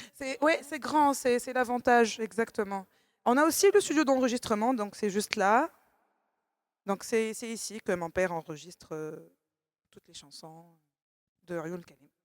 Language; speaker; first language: French; non-native, local second language; Arabic